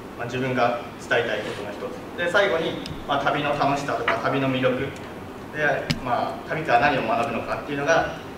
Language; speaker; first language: Japanese; native; Japanese